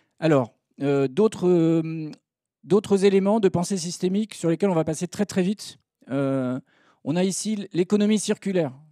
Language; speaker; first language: French; native; French